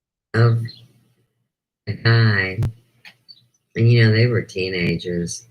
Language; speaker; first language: English; native; English